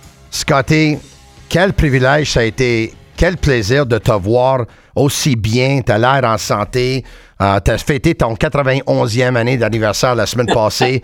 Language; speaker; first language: French; native; French